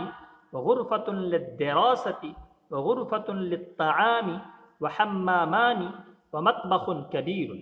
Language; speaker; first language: Arabic; non-native, fluent; Urdu